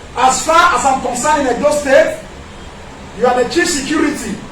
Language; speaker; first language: Nigerian Pidgin; non-native, local second language; Esan